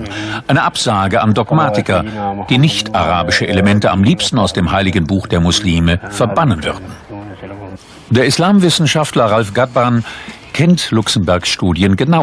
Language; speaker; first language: German; native; German